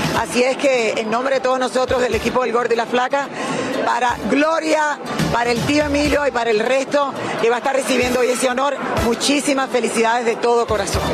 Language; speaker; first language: Spanish; native; Spanish